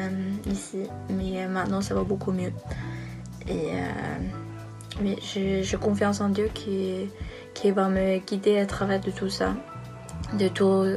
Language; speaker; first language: French; non-native, learner; Norwegian